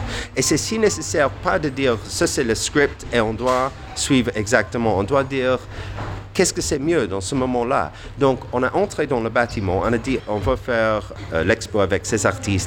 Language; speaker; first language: French; non-native, fluent; English